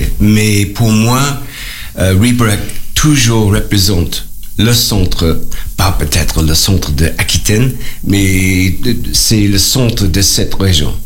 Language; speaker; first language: French; non-native, learner; English